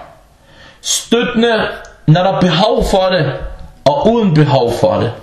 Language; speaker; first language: Danish; non-native, local second language; Arabic